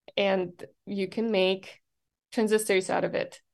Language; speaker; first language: English; non-native, fluent; German